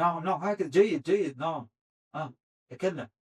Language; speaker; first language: Arabic; non-native, fluent; Azerbaijani